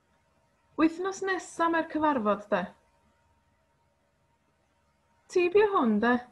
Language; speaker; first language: Welsh; non-native, fluent; Spanish